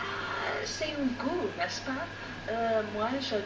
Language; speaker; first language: French; non-native, fluent; English